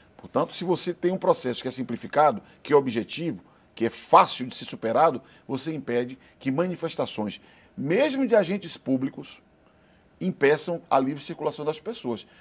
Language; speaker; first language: Portuguese; native; Portuguese